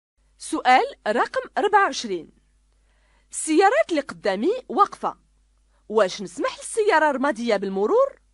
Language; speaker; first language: Arabic; native; Arabic